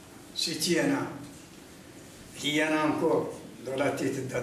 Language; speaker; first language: French; non-native, learner; Arabic